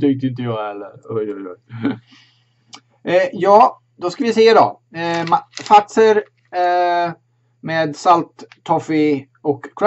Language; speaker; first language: Swedish; native; Swedish